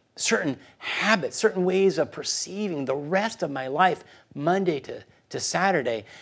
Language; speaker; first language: English; early bilingual, other home language; Spanish